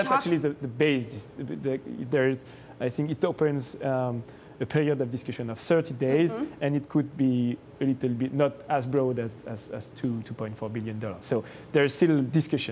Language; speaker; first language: English; non-native, fluent; French